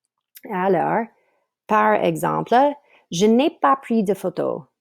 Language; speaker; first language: French; non-native, fluent; English